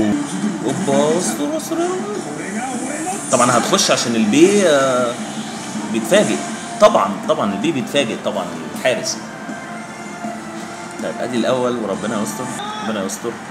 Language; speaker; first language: Arabic; native; Arabic